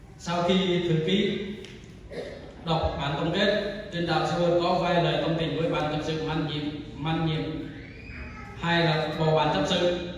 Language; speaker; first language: Vietnamese; non-native, local second language; Jarai